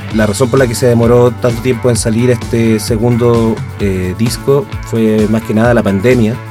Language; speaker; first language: Spanish; native; Spanish